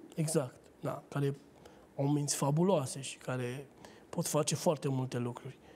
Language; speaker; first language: Romanian; native; Romanian